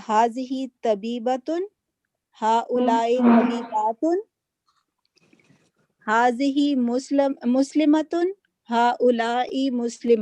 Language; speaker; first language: Arabic; non-native, learner; English